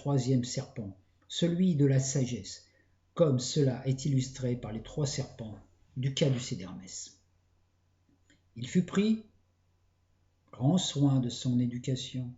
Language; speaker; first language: French; native; French